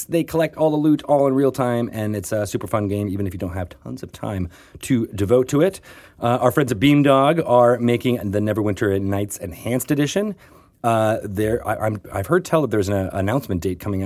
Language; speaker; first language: English; native; English